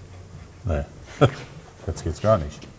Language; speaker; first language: German; native; German